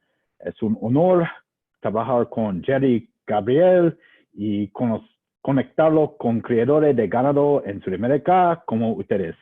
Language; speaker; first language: Spanish; non-native, learner; English